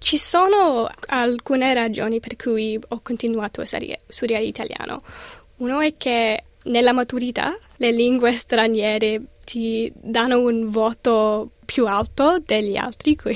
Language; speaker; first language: Italian; non-native, learner; English